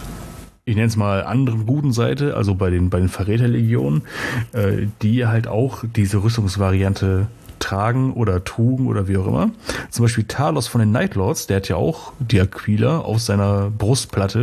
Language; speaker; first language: German; native; German